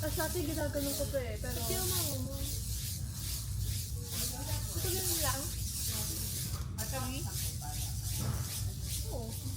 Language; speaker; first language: Filipino; early bilingual, heritage; Filipino